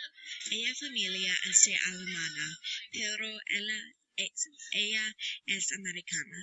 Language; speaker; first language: Spanish; non-native, learner; English